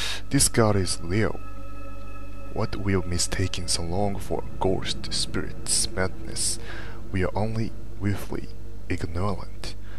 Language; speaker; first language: English; non-native, fluent; Japanese